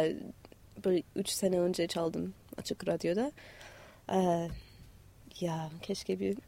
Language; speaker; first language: Turkish; non-native, fluent; English